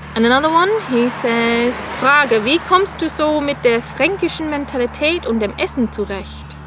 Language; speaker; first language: German; non-native, fluent; English